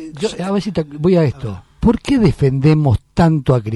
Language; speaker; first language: Spanish; native; Spanish